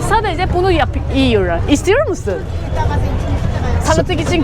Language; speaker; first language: Turkish; non-native, learner; Korean